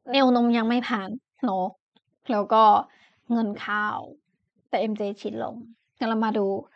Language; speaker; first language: Thai; non-native, fluent; Chinese